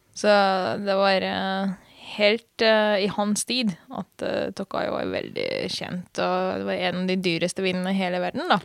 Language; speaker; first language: Norwegian; non-native, fluent; Hungarian